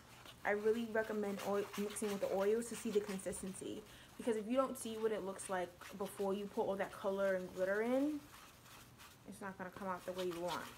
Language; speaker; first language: English; native; English